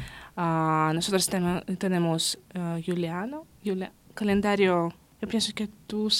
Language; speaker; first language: Spanish; non-native, learner; Russian